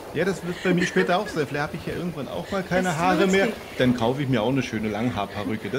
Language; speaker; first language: German; native; German